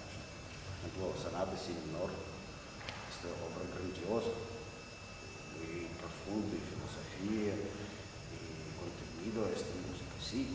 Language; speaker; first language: Spanish; non-native, learner; Russian